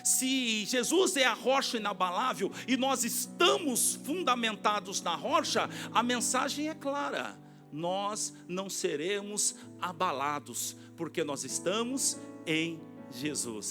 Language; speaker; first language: Portuguese; native; Portuguese